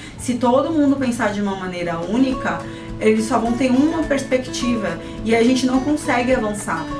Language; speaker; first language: Portuguese; native; Portuguese